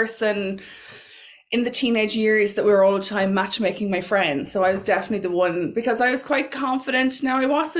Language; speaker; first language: English; native; English